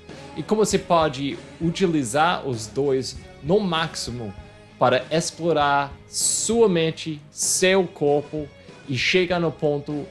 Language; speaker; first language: Portuguese; non-native, fluent; English